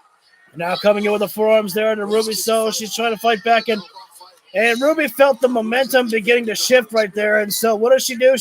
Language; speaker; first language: English; native; English